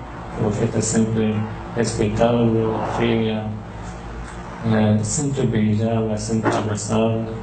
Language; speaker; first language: Portuguese; non-native, learner; Persian